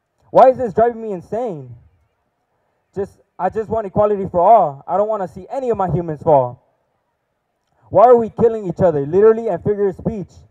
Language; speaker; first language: English; early bilingual, other home language; Spanish